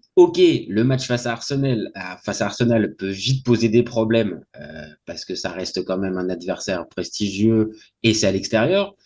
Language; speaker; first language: French; native; French